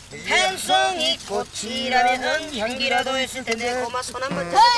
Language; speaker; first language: Korean; native; Korean